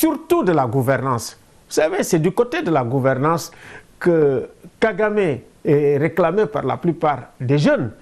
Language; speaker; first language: French; non-native, local second language; Wolof